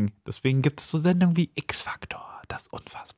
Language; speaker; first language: German; native; German